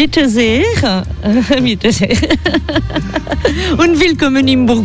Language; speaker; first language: German; non-native, fluent; French